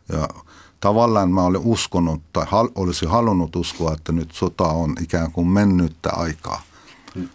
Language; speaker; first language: Finnish; non-native, fluent; Persian